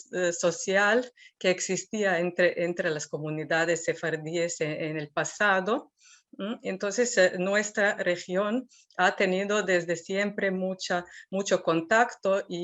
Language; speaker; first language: Spanish; non-native, fluent; Serbian